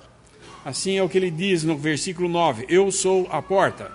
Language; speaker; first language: Portuguese; native; Portuguese